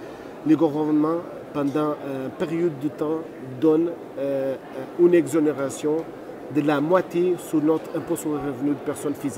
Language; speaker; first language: French; non-native, fluent; Portuguese